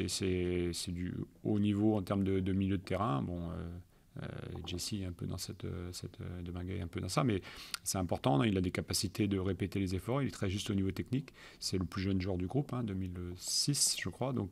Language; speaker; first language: French; native; French